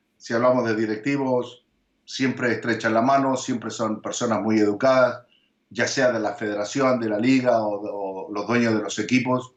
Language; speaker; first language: Spanish; early bilingual, heritage; Spanish